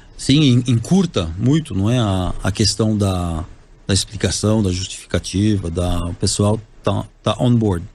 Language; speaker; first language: Portuguese; non-native, fluent; French